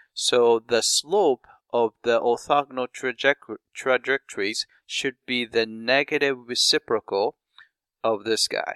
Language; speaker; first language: English; non-native, fluent; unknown